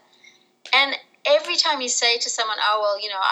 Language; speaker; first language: English; native; English